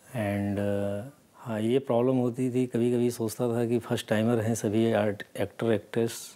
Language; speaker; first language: Hindi; native; Hindi